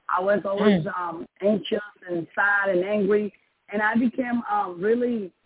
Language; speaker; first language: English; non-native, learner; Spanish